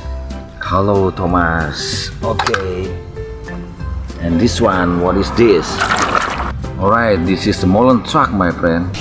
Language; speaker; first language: English; non-native, learner; Indonesian